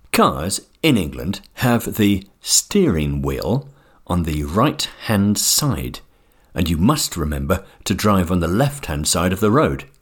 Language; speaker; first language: English; native; English